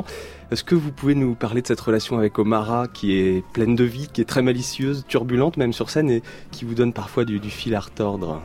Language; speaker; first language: French; native; French